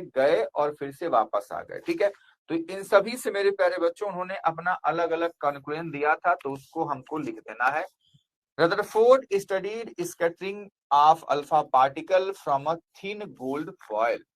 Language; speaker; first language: Hindi; native; Hindi